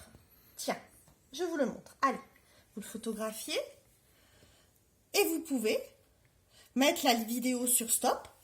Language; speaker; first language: French; native; French